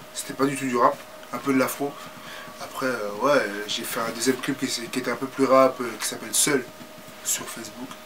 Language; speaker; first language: French; native; French